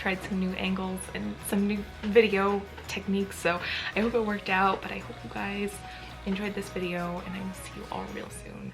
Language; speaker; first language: English; native; English